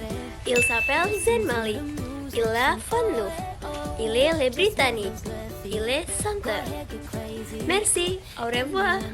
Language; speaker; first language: French; non-native, learner; Indonesian